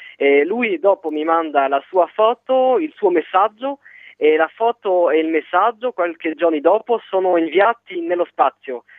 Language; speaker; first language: Italian; non-native, fluent; French